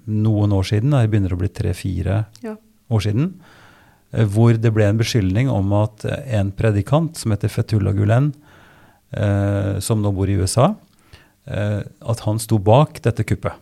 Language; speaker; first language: Norwegian; native; Norwegian